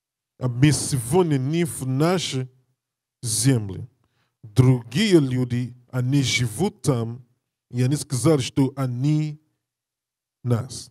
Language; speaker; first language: Russian; non-native, learner; English